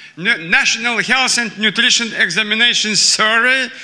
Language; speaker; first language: English; non-native, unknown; Lithuanian